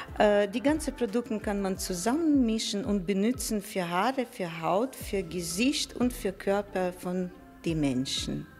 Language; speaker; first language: German; non-native, fluent; Latvian